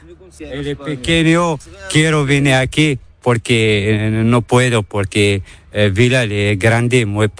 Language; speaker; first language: Spanish; non-native, learner; Arabic